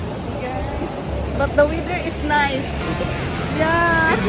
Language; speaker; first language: English; non-native, local second language; Filipino